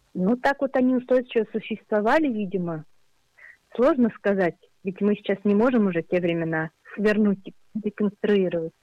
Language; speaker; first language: Russian; native; Russian